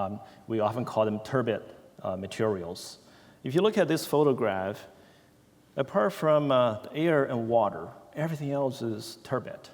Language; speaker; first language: English; non-native, fluent; Chinese